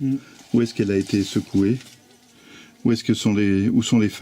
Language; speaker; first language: French; native; French